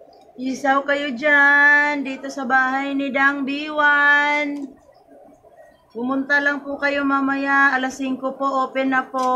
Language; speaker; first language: Filipino; non-native, local second language; Hiligaynon